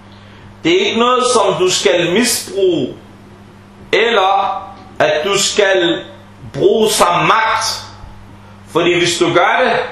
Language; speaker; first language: Danish; early bilingual, other home language; Arabic